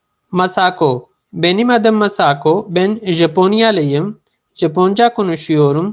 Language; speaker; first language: Turkish; non-native, fluent; Urdu